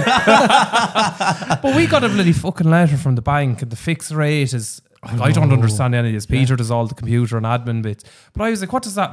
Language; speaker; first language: English; native; English